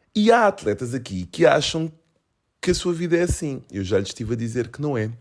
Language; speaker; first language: Portuguese; early bilingual, other home language; Kabuverdianu